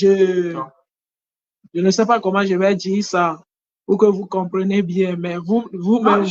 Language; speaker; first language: French; non-native, fluent; Ewe